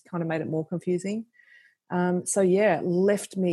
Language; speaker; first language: English; native; English